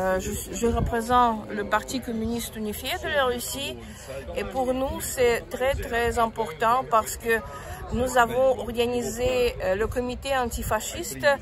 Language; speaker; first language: French; non-native, fluent; Russian